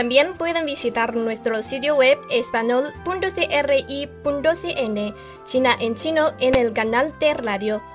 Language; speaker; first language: Spanish; non-native, fluent; Chinese